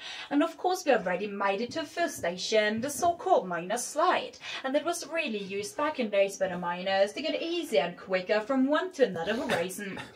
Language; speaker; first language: English; non-native, fluent; German